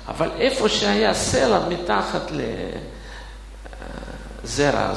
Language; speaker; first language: Hebrew; non-native, fluent; Russian